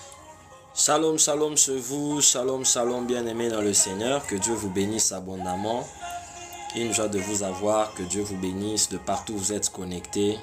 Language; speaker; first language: French; non-native, local second language; Lingala